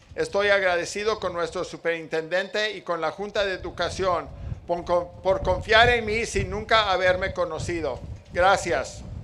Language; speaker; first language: Spanish; native; Spanish